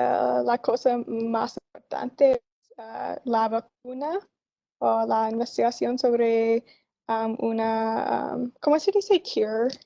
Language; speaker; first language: Spanish; non-native, learner; English